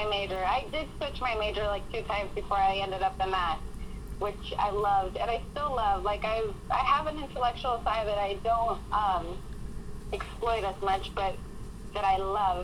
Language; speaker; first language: English; early bilingual, other home language; Spanish